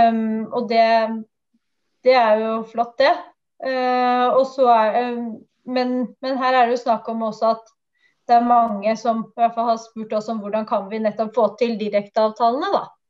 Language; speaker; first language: Norwegian; native; Norwegian